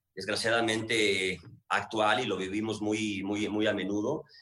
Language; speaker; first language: Spanish; native; Spanish